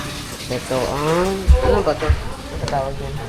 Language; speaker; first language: Filipino; non-native, local second language; Cebuano